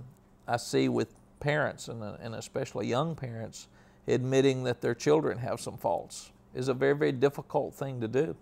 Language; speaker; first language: English; native; English